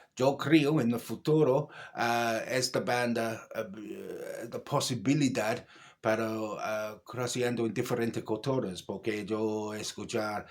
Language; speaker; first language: Spanish; non-native, learner; English